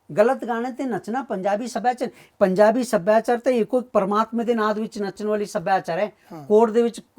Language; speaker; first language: Punjabi; non-native, fluent; Marathi